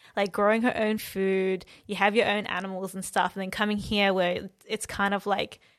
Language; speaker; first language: English; native; English